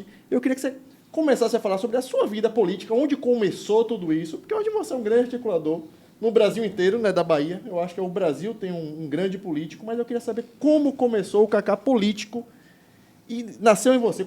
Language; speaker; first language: Portuguese; native; Portuguese